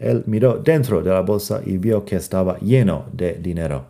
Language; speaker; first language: Spanish; non-native, fluent; English